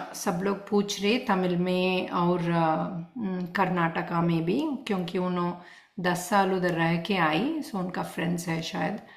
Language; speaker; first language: Hindi; non-native, local second language; Telugu